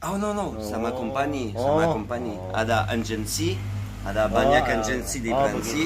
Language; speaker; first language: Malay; non-native, learner; French